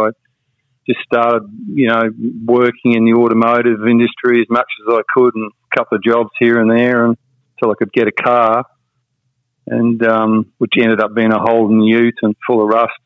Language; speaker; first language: English; native; English